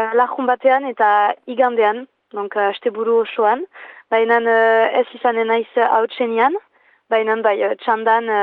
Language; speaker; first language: Basque; non-native, learner; French